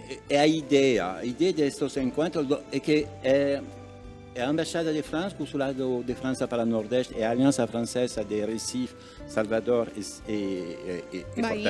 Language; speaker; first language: Portuguese; non-native, learner; French